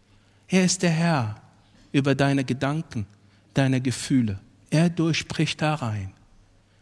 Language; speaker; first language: German; non-native, fluent; Arabic